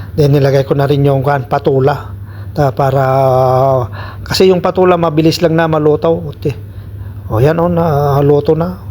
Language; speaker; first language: Filipino; non-native, local second language; Iloko